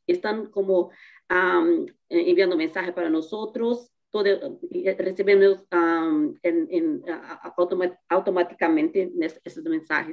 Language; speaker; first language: Spanish; non-native, fluent; Portuguese